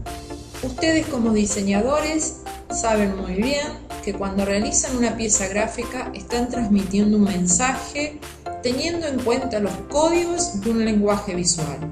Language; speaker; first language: Spanish; native; Spanish